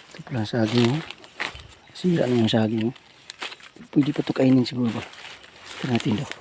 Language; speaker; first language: Filipino; native; Filipino